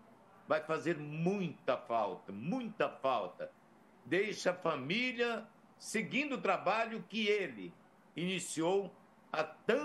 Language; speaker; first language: Portuguese; native; Portuguese